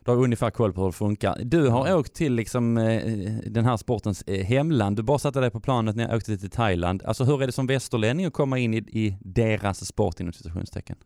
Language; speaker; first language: Swedish; native; Swedish